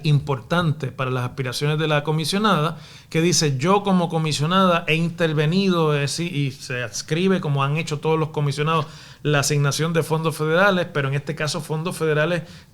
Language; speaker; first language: Spanish; native; Spanish